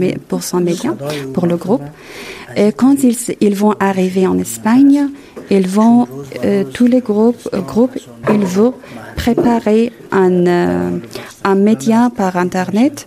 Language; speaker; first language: French; non-native, fluent; Persian